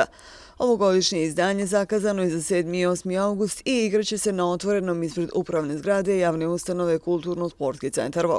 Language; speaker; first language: Bosnian; native; Bosnian